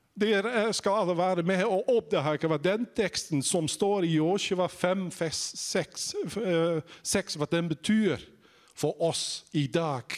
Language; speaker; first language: Norwegian; non-native, fluent; Dutch